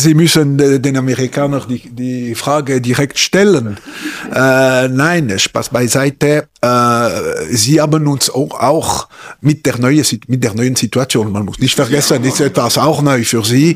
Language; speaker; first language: German; non-native, local second language; French